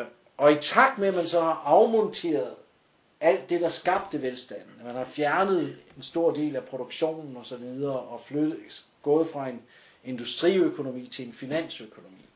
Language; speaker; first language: Danish; native; Danish